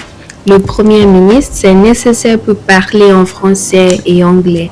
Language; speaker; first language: French; non-native, learner; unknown